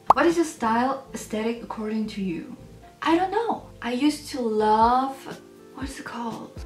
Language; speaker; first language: English; non-native, fluent; German